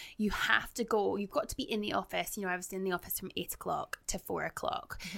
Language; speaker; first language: English; native; English